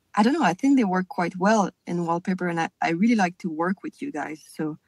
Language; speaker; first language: English; non-native, fluent; French